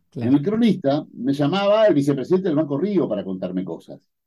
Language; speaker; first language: Spanish; native; Spanish